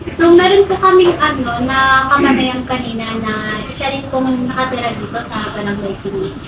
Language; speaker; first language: Filipino; native; Filipino